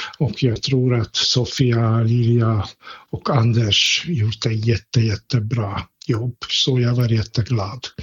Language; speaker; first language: Swedish; non-native, fluent; Hungarian